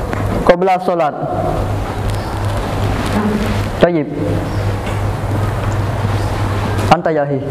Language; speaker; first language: Arabic; non-native, learner; Indonesian